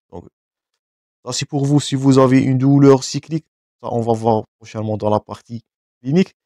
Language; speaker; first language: French; non-native, local second language; Arabic